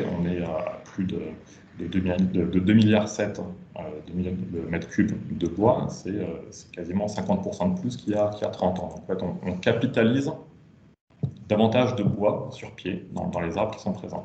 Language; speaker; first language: French; native; French